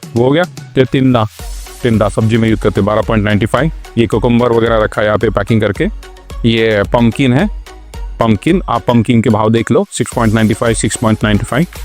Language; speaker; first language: Hindi; non-native, local second language; Marathi